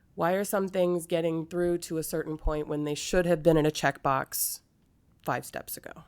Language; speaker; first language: English; native; English